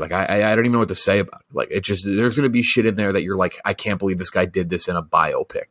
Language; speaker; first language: English; native; English